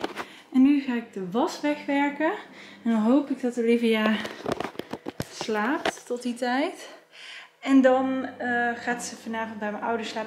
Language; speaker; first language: Dutch; native; Dutch